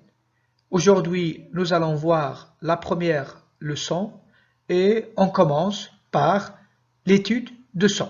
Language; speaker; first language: French; non-native, local second language; Arabic